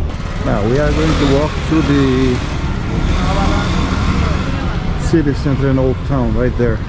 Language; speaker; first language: English; non-native, fluent; Turkish